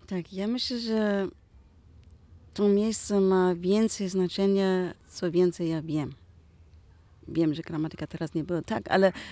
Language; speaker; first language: Polish; non-native, learner; German